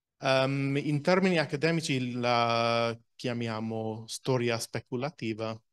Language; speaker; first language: Italian; non-native, fluent; English